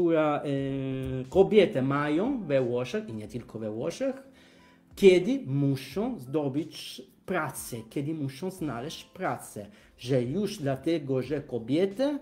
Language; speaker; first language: Polish; non-native, fluent; Italian